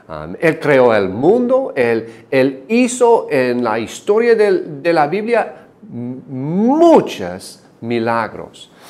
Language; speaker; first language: Spanish; non-native, fluent; English